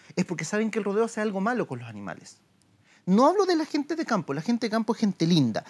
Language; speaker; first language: Spanish; native; Spanish